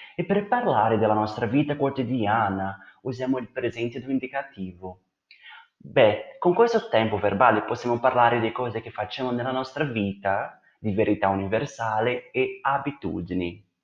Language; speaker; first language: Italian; non-native, fluent; Portuguese